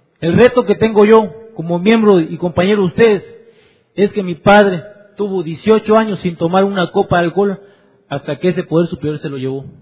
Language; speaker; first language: Spanish; native; Spanish